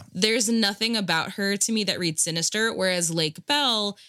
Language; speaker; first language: English; native; English